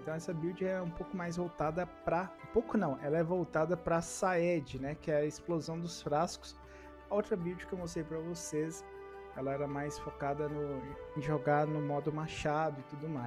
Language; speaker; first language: Portuguese; native; Portuguese